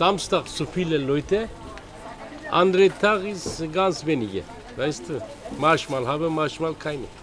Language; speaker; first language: German; non-native, learner; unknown